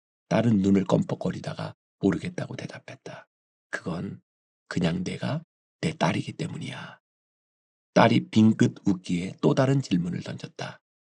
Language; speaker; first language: Korean; native; Korean